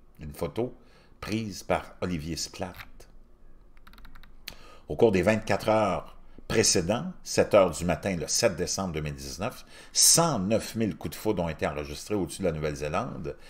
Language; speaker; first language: French; native; French